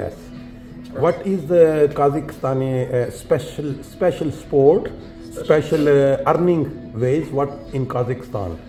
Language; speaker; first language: English; non-native, learner; Urdu